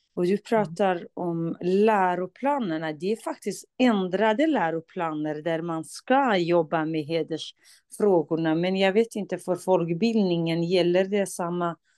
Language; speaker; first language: Swedish; non-native, fluent; Kurdish